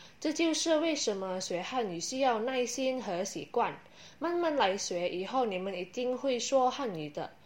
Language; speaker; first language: Chinese; non-native, learner; Indonesian